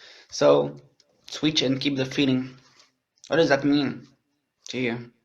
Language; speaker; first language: English; non-native, learner; French